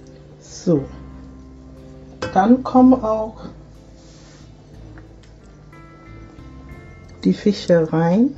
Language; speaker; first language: German; non-native, fluent; Akan